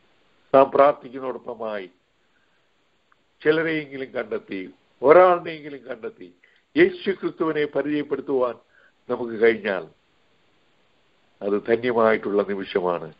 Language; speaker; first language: Malayalam; native; Malayalam